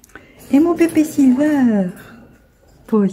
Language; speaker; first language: French; native; French